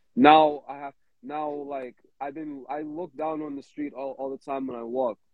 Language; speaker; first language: English; native; English